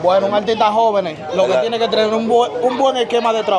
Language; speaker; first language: Spanish; native; Spanish